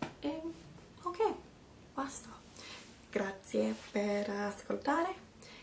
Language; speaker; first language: Italian; non-native, learner; English